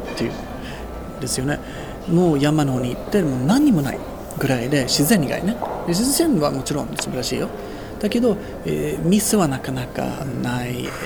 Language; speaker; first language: Japanese; non-native, fluent; Swedish